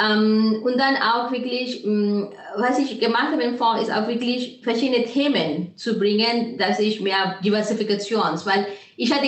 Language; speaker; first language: German; non-native, fluent; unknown